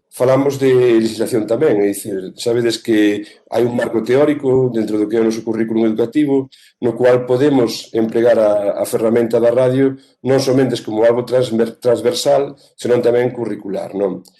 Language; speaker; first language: Galician; native; Galician